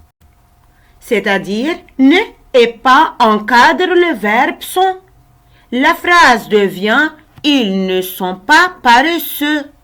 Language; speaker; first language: French; non-native, local second language; Arabic